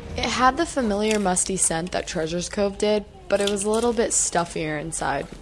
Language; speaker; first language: English; native; English